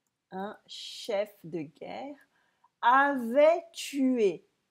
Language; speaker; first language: French; native; French